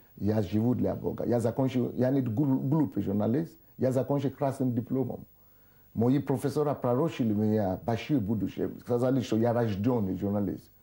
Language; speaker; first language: Russian; non-native, fluent; Yoruba